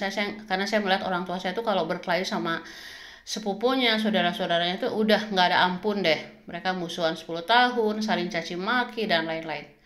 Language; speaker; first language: Indonesian; native; Indonesian